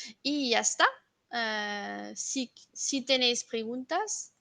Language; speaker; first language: Spanish; non-native, fluent; French